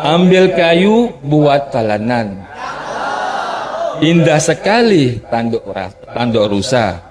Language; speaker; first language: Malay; non-native, fluent; Javanese